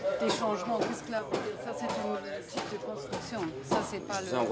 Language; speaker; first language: French; non-native, learner; German